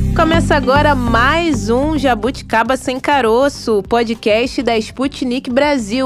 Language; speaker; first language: Portuguese; native; Portuguese